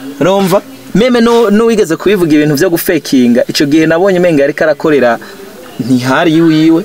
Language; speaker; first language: Rundi; native; Rundi